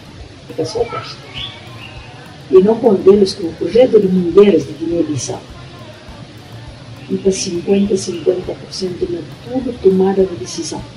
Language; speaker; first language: Portuguese; non-native, local second language; Upper Guinea Crioulo